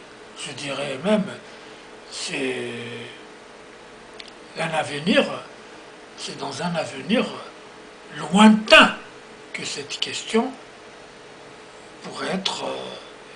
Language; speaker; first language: French; non-native, local second language; Kabyle